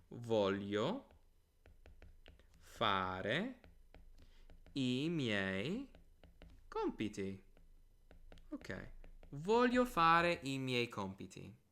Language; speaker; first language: Italian; non-native, fluent; English